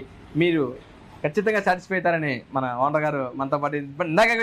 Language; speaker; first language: Telugu; native; Telugu